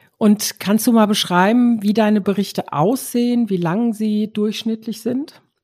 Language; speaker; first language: German; native; German